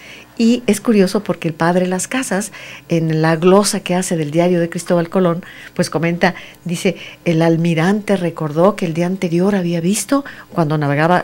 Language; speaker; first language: Spanish; native; Spanish